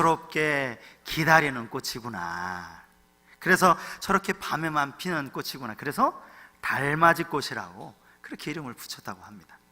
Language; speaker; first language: Korean; native; Korean